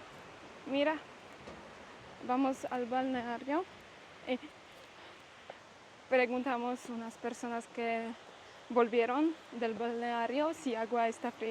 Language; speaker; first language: Spanish; non-native, learner; Polish